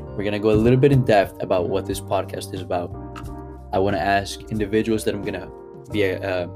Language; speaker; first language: English; early bilingual, other home language; Spanish